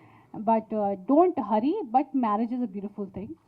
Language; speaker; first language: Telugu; non-native, local second language; Hindi